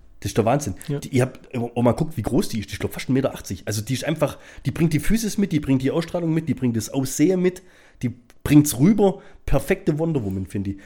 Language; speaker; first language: German; native; German